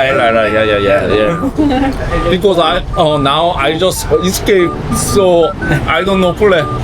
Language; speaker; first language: English; non-native, learner; Korean